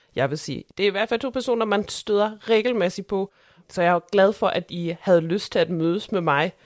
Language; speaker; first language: Danish; native; Danish